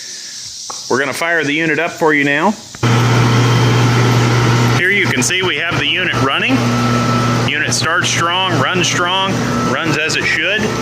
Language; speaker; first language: English; native; English